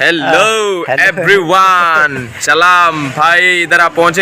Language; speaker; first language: Hindi; non-native, local second language; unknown